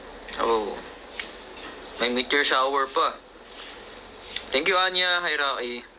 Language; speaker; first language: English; non-native, local second language; Filipino